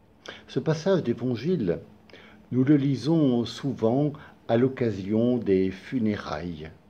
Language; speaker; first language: French; native; French